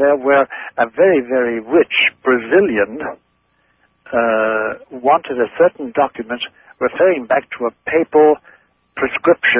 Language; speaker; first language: English; non-native, local second language; Irish